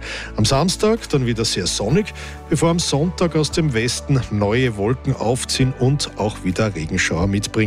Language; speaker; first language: German; native; German